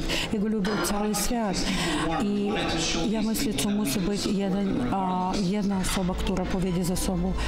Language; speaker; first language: Polish; non-native, learner; Ukrainian